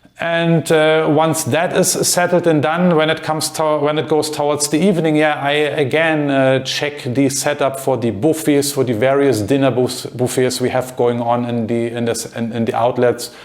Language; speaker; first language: English; non-native, fluent; German